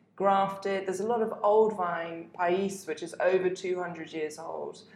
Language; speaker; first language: English; native; English